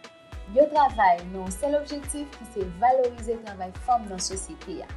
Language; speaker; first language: Haitian Creole; native; Haitian Creole